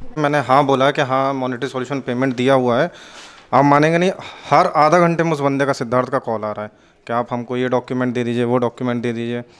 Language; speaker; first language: Hindi; native; Hindi